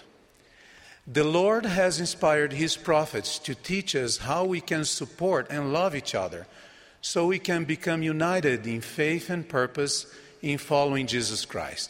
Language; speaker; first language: English; non-native, fluent; Portuguese